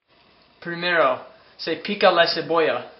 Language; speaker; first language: Spanish; non-native, learner; English